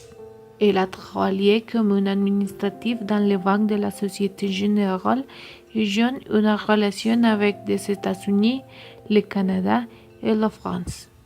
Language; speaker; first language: French; non-native, learner; Spanish